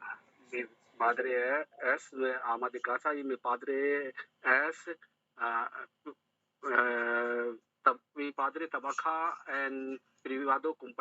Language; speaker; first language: Spanish; non-native, learner; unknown